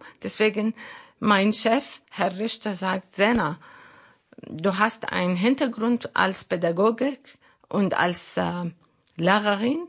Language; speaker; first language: German; non-native, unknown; Arabic